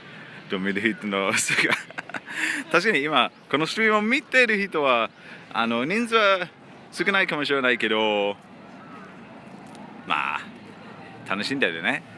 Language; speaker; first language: Japanese; non-native, learner; English